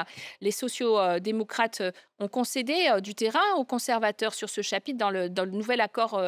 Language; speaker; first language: French; native; French